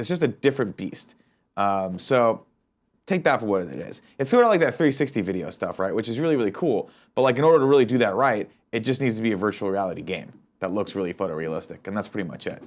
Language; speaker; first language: English; native; English